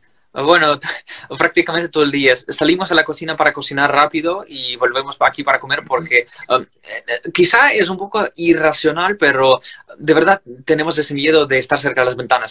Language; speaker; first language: Spanish; non-native, fluent; Russian